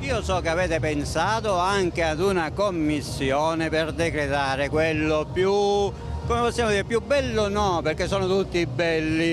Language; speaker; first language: Italian; native; Italian